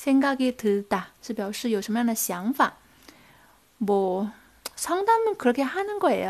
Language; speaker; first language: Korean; non-native, fluent; Chinese